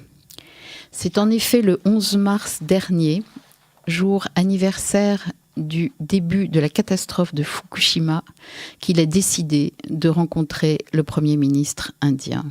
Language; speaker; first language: French; native; French